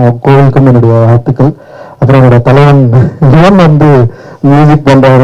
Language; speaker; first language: Tamil; native; Tamil